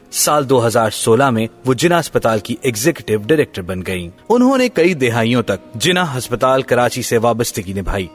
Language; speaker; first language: Urdu; native; Urdu